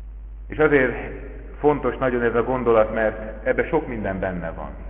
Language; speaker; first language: Hungarian; native; Hungarian